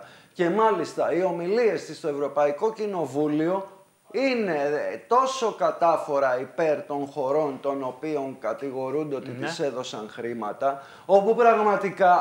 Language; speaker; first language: Greek; native; Greek